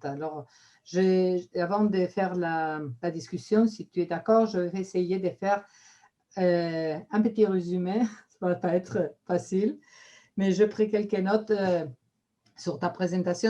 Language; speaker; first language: French; non-native, fluent; Spanish